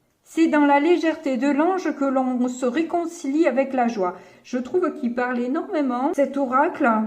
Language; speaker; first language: French; native; French